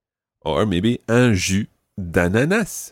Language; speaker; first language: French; non-native, fluent; English